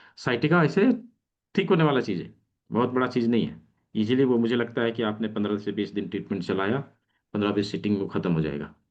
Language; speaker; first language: Hindi; native; Hindi